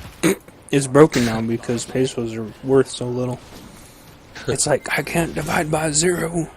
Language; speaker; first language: English; native; English